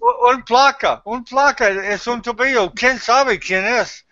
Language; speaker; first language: Spanish; non-native, learner; English